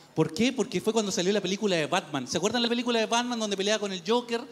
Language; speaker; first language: Spanish; native; Spanish